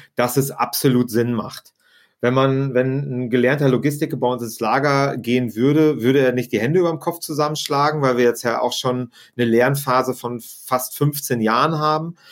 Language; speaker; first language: German; native; German